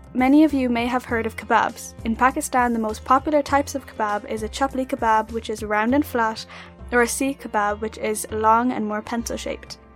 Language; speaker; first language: English; native; English